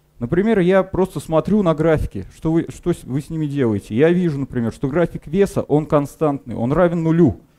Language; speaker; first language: Russian; native; Russian